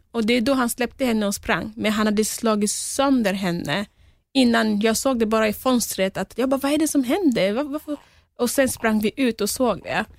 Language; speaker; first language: Swedish; early bilingual, other home language; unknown